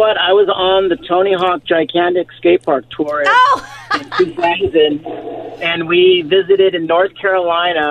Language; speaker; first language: English; native; English